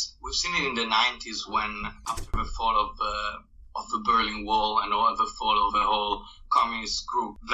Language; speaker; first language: English; non-native, fluent; Italian